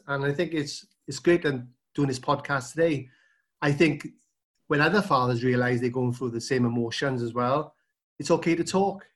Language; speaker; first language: English; native; English